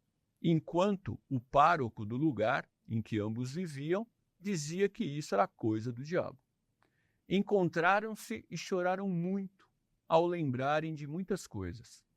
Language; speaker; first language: Portuguese; native; Portuguese